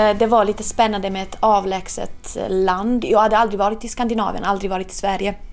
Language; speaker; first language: Swedish; non-native, fluent; Italian